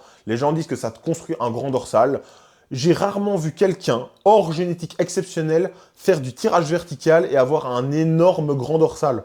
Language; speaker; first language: French; native; French